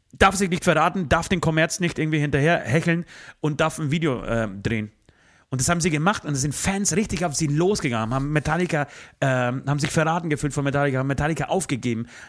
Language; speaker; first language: German; early bilingual, other home language; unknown